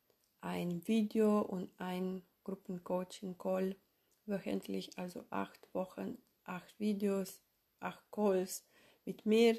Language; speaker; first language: German; non-native, fluent; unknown